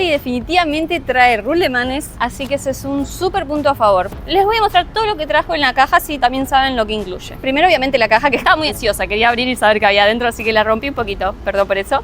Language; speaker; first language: Spanish; native; Spanish